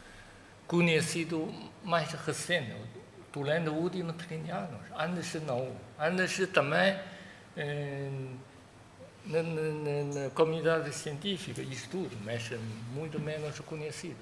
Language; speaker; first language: Portuguese; non-native, fluent; Chinese